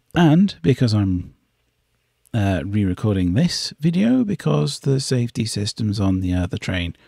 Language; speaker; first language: English; native; English